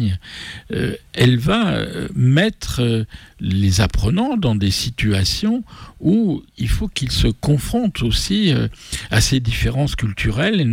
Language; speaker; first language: French; native; French